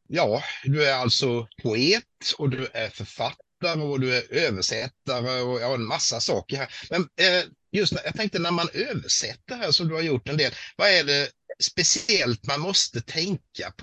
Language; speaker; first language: Swedish; native; Swedish